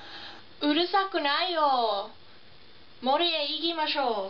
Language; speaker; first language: Japanese; non-native, learner; English